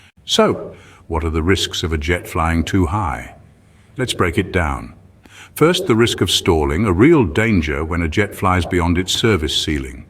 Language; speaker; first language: English; native; English